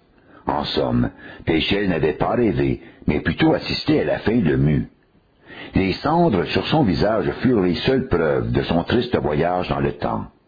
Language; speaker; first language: French; native; French